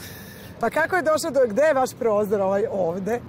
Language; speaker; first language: Serbian; native; Serbian